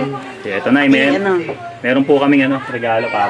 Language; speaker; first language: Filipino; native; Filipino